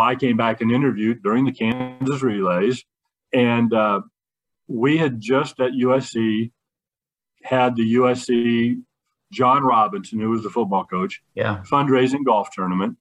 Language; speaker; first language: English; native; English